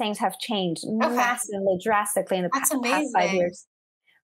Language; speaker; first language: English; non-native, fluent; Persian